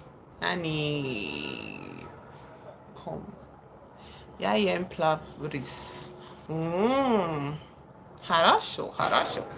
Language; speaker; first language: Russian; non-native, learner; English